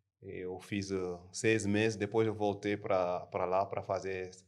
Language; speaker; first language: Portuguese; non-native, learner; French